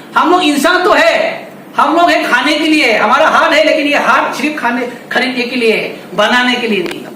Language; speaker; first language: Hindi; non-native, local second language; Bangla